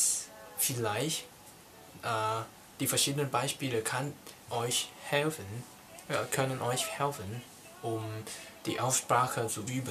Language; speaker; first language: German; non-native, learner; Cantonese